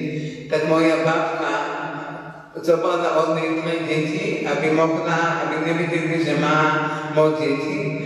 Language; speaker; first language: Slovak; early bilingual, heritage; Slovak